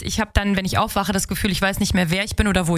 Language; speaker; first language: German; native; German